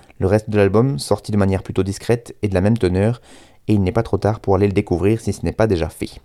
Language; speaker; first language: French; native; French